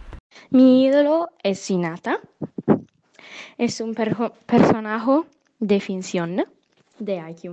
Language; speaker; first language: Spanish; non-native, learner; Italian